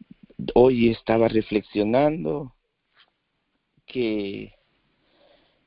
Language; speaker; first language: Spanish; native; Spanish